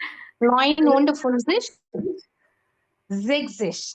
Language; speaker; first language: German; non-native, fluent; Tamil